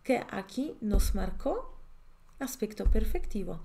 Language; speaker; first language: Spanish; non-native, fluent; Polish